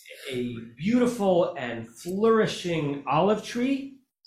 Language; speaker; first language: English; native; English